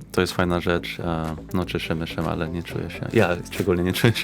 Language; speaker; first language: Polish; early bilingual, heritage; English